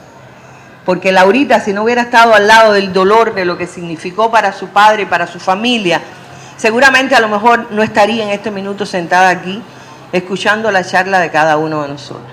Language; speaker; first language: Spanish; native; Spanish